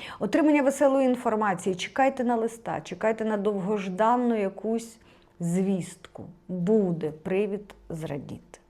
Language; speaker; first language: Ukrainian; non-native, local second language; Russian